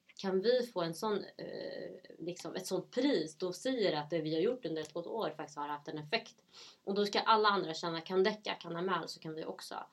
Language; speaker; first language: Swedish; early bilingual, other home language; Somali